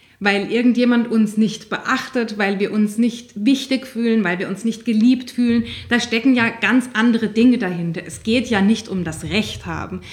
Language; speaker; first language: German; native; German